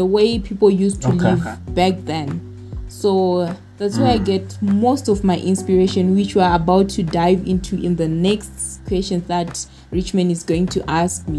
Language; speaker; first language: English; non-native, local second language; Shona